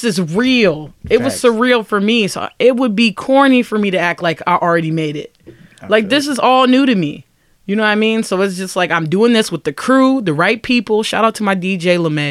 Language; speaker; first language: English; native; English